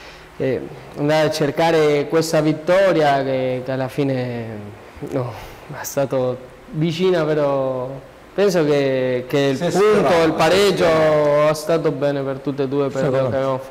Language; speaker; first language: Italian; non-native, learner; Spanish